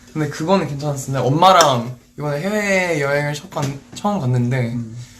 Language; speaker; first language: Korean; early bilingual, heritage; Korean